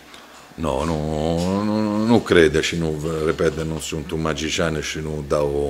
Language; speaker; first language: Romanian; non-native, fluent; Italian